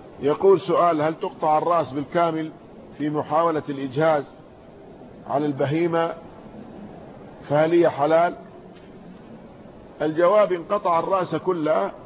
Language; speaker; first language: Arabic; native; Arabic